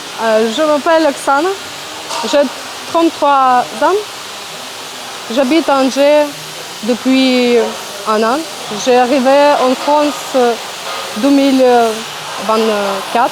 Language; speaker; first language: French; non-native, learner; Ukrainian